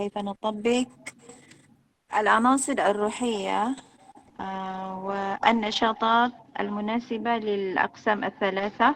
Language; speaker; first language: Arabic; non-native, fluent; Malay